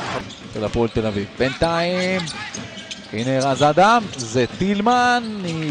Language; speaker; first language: Hebrew; native; Hebrew